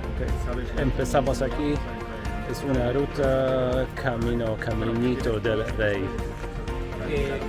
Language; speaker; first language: Spanish; non-native, learner; Polish